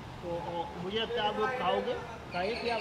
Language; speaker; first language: Hindi; non-native, learner; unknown